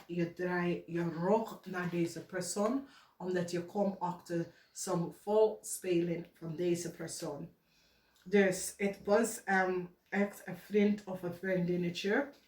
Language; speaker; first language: Dutch; non-native, learner; English